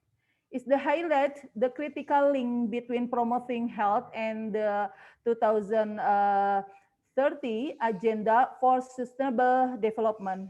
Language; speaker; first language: English; non-native, learner; Indonesian